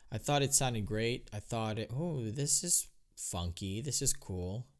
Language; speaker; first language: English; non-native, local second language; Filipino